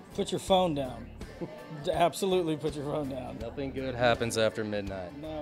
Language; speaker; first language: English; native; English